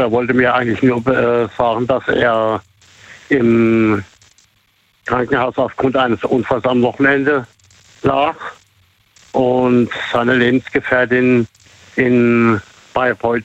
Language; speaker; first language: German; native; German